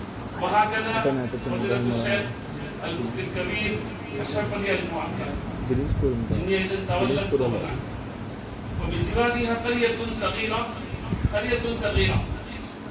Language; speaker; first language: Arabic; non-native, fluent; Urdu